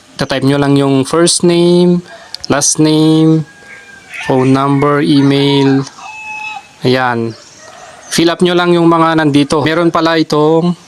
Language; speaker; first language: Filipino; non-native, local second language; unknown